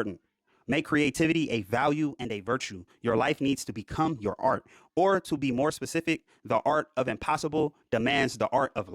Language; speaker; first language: English; native; English